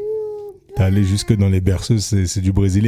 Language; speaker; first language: French; native; French